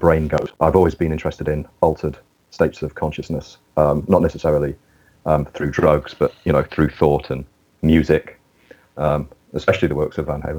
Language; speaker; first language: English; native; English